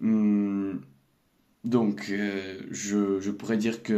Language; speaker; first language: French; non-native, learner; Russian